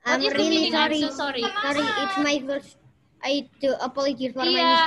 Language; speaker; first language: English; non-native, learner; Indonesian